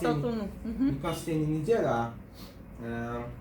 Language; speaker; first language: Russian; early bilingual, heritage; Russian